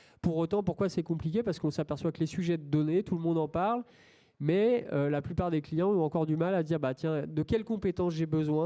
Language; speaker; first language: French; native; French